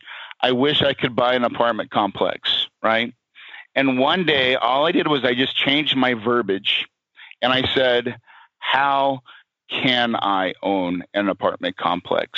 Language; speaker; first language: English; native; English